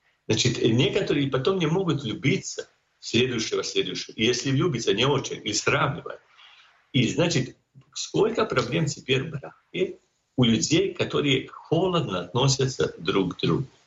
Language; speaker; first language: Russian; non-native, fluent; Croatian